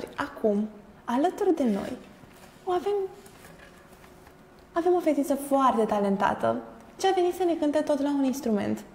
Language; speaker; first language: Romanian; native; Romanian